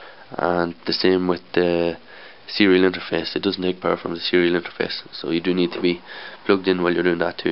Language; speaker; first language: English; native; English